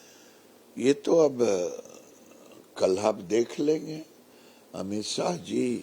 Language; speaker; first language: Hindi; native; Hindi